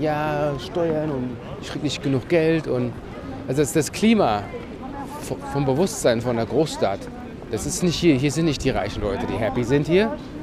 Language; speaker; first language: German; native; German